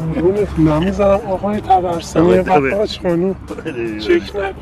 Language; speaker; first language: Persian; native; Persian